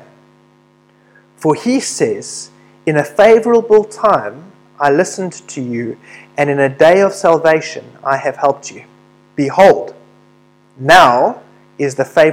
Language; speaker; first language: English; native; English